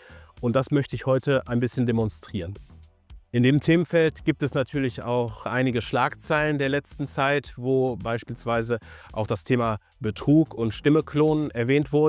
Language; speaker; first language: German; native; German